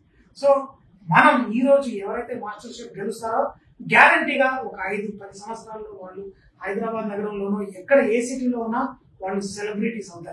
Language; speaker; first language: Telugu; native; Telugu